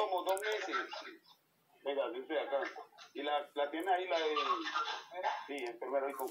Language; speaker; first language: Spanish; native; Spanish